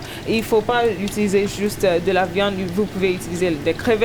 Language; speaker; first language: French; non-native, learner; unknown